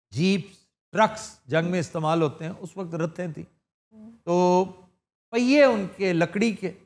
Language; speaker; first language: Urdu; non-native, local second language; Punjabi